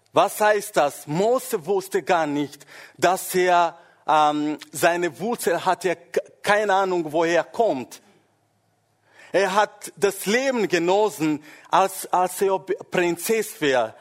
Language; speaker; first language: German; non-native, fluent; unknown